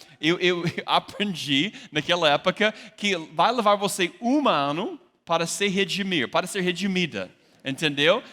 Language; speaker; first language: Portuguese; non-native, fluent; English